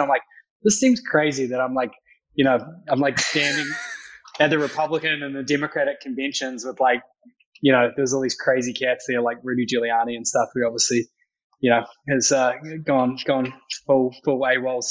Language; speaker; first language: English; native; English